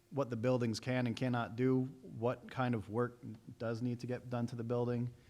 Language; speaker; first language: English; native; English